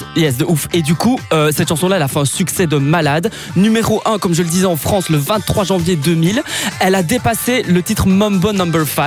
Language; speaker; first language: French; native; French